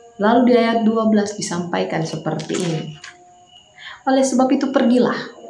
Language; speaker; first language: Indonesian; native; Indonesian